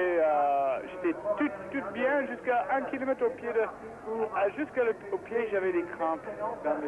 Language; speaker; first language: French; non-native, fluent; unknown